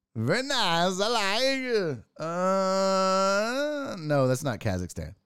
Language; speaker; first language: English; early bilingual, other home language; German